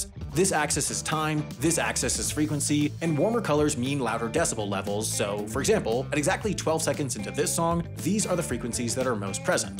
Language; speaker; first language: English; native; English